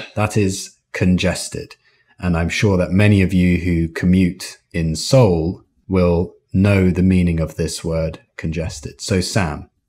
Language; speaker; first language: English; native; English